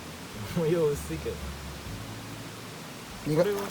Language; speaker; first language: Japanese; native; Japanese